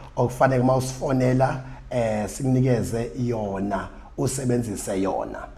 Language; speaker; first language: Zulu; native; Zulu